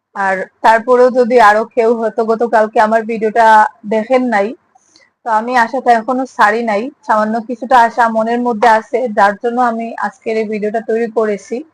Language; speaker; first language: Bangla; native; Bangla